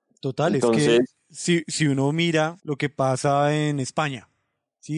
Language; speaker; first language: Spanish; native; Spanish